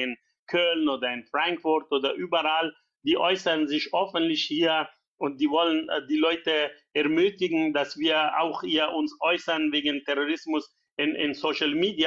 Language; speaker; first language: German; non-native, fluent; Persian